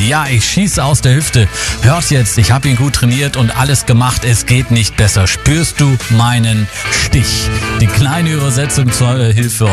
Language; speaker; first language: German; native; German